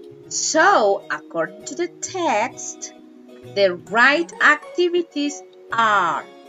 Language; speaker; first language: English; non-native, fluent; Spanish